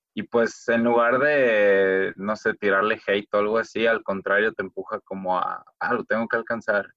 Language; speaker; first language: Spanish; native; Spanish